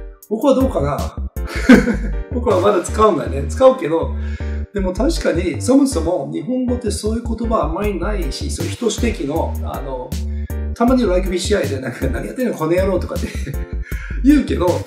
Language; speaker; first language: Japanese; non-native, fluent; English